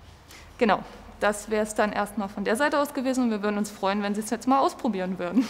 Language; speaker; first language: German; native; German